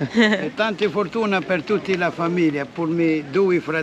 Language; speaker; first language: Italian; non-native, learner; Arabic